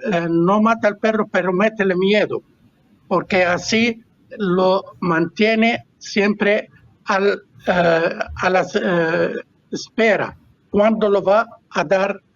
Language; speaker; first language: Spanish; non-native, fluent; Arabic